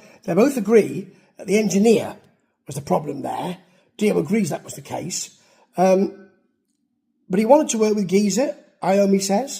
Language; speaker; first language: English; native; English